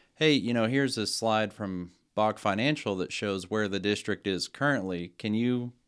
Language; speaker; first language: English; native; English